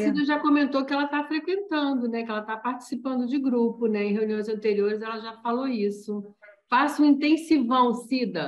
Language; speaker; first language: Portuguese; native; Portuguese